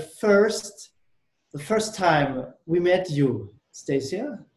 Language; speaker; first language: English; non-native, learner; German